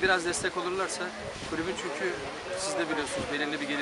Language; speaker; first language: Turkish; native; Turkish